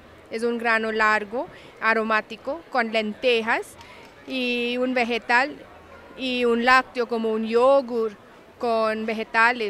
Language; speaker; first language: Spanish; non-native, fluent; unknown